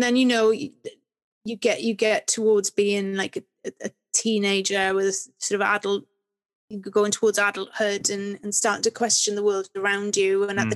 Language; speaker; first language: English; native; English